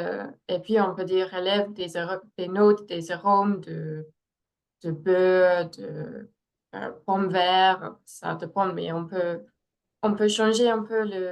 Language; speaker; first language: French; non-native, fluent; English